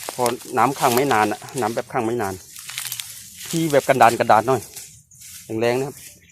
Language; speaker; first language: Thai; non-native, local second language; Northeastern Thai